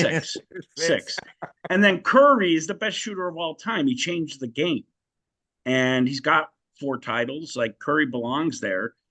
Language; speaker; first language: English; native; English